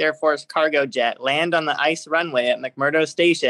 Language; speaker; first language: English; native; English